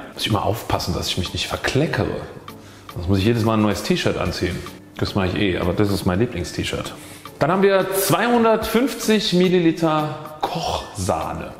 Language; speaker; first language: German; native; German